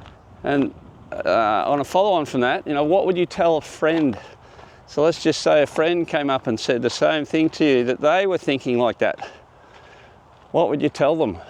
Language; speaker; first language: English; native; English